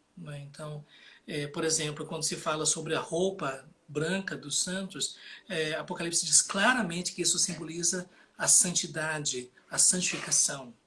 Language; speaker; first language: Portuguese; native; Portuguese